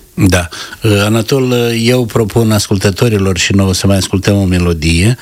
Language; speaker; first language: Romanian; native; Romanian